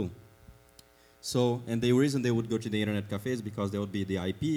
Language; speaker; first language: English; non-native, fluent; Portuguese